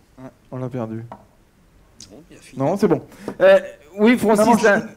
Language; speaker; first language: French; native; French